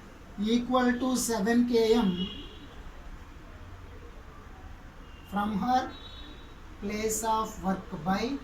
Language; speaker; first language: English; non-native, local second language; Telugu